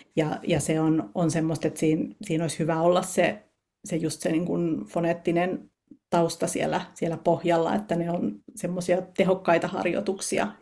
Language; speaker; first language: Finnish; native; Finnish